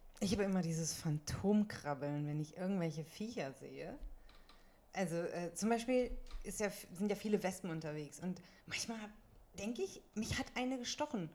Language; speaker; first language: German; native; German